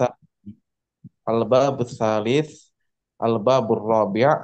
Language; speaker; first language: Arabic; non-native, learner; Indonesian